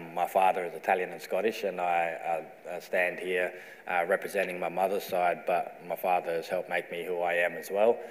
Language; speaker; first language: English; native; English